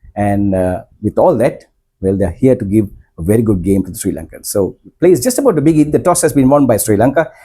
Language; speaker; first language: English; non-native, local second language; Sinhala